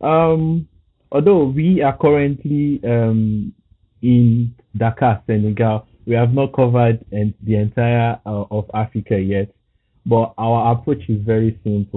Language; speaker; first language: English; non-native, local second language; Yoruba